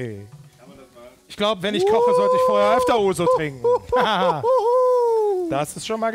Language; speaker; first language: German; native; German